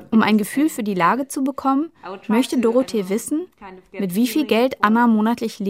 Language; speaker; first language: German; native; German